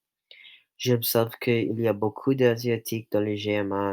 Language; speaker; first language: French; non-native, local second language; English